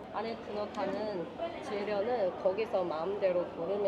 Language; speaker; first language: Korean; non-native, learner; Chinese